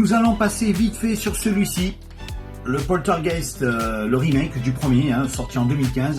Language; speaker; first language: French; native; French